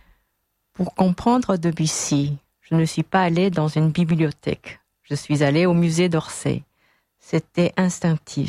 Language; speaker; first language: French; non-native, fluent; Korean